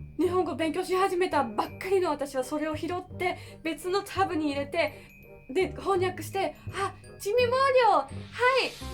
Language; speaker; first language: Japanese; non-native, fluent; German